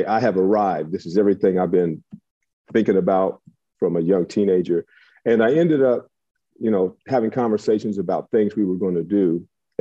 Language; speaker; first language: English; native; English